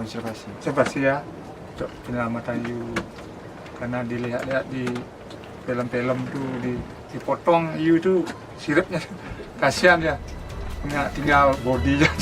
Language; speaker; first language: Indonesian; native; Indonesian